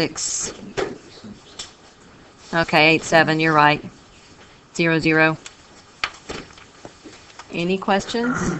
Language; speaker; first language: English; native; English